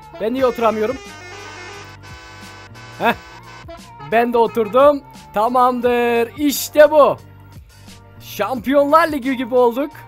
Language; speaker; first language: Turkish; native; Turkish